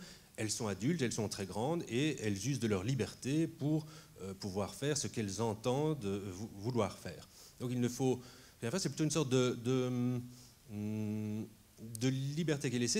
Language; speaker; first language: French; native; French